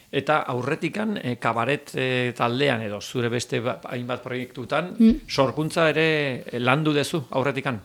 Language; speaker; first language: Basque; native; Basque